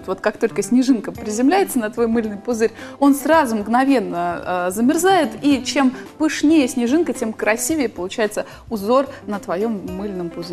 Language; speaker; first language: Russian; native; Russian